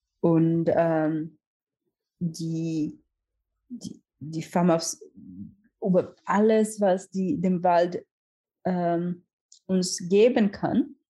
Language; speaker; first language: German; non-native, learner; Portuguese